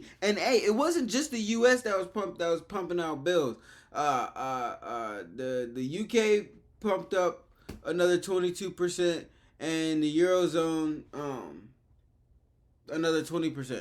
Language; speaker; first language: English; native; English